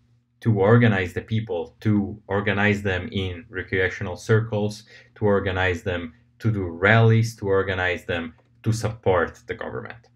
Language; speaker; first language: English; non-native, fluent; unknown